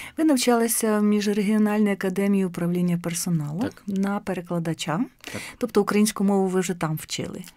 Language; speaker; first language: Ukrainian; native; Ukrainian